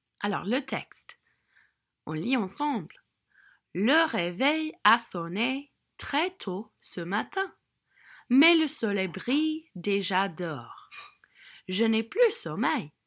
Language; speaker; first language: French; non-native, fluent; English